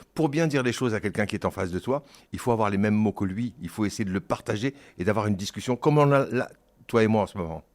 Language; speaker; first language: French; early bilingual, other home language; Kabyle